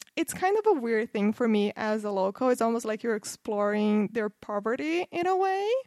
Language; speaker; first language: English; non-native, fluent; Portuguese